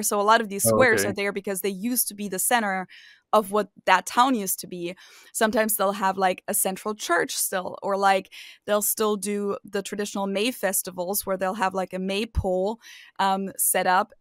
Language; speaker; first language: English; non-native, fluent; German